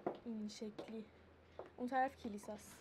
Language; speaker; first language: Persian; native; Persian